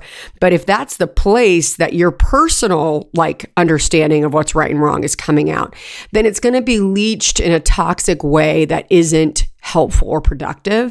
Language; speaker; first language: English; native; English